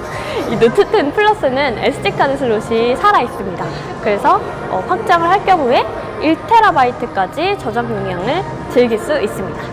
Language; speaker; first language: Korean; native; Korean